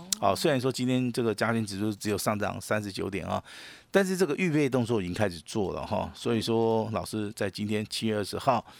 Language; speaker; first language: Chinese; native; Chinese